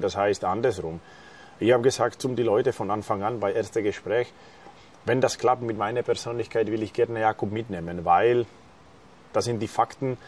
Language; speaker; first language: German; non-native, fluent; Slovak